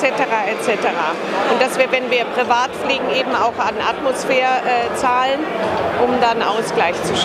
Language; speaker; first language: German; native; German